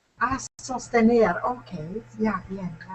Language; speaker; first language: Spanish; non-native, learner; English